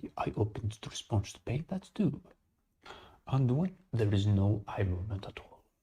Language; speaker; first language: English; non-native, fluent; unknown